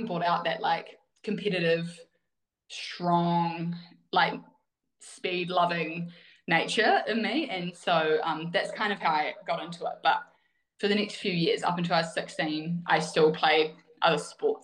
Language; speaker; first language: English; native; English